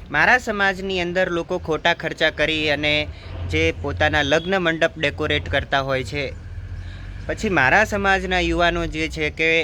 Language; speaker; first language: Gujarati; non-native, local second language; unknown